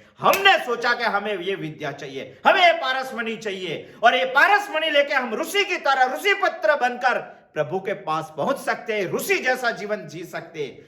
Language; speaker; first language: Hindi; non-native, local second language; Gujarati